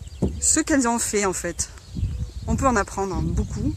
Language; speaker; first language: French; native; French